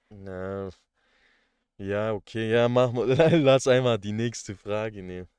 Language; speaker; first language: German; early bilingual, other home language; Turkish